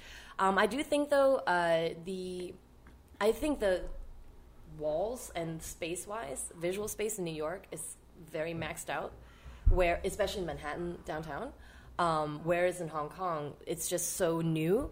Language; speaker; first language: English; non-native, local second language; Cantonese